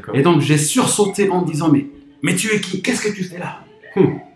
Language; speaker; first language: French; non-native, local second language; Arabic